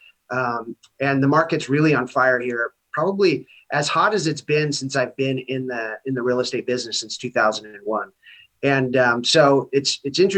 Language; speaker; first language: English; native; English